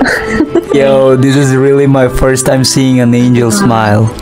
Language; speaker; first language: English; non-native, local second language; Filipino